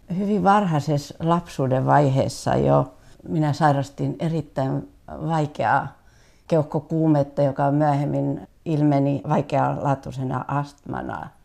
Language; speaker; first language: Finnish; native; Finnish